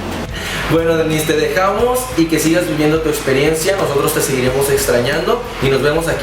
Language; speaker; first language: Spanish; native; Spanish